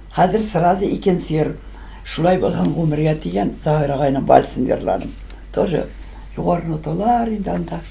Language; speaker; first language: Tatar; non-native, local second language; Bashkir